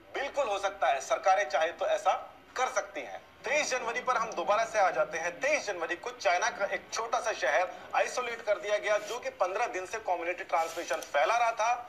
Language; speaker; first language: Hindi; native; Hindi